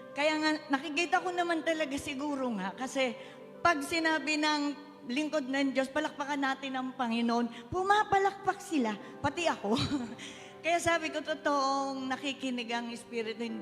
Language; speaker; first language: Filipino; native; Filipino